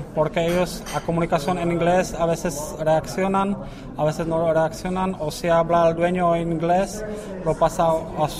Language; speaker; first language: Spanish; non-native, fluent; Czech